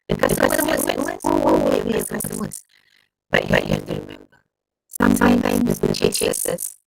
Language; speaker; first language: English; non-native, local second language; Malay